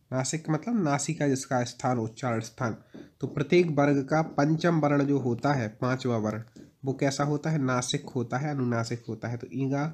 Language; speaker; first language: Hindi; native; Hindi